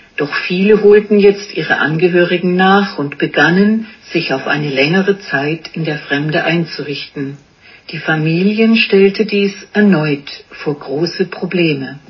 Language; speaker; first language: German; native; German